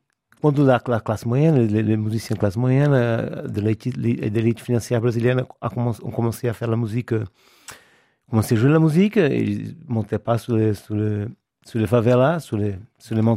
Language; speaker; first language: French; non-native, fluent; Portuguese